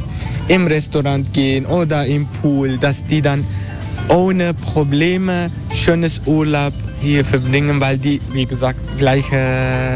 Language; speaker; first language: German; non-native, learner; Turkish